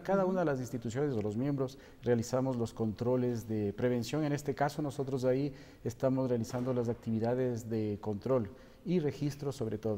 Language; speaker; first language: Spanish; native; Spanish